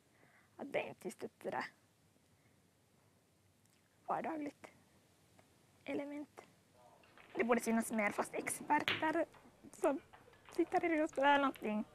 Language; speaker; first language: Swedish; native; Swedish